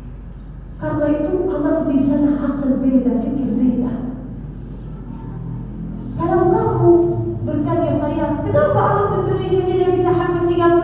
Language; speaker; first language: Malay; non-native, learner; Arabic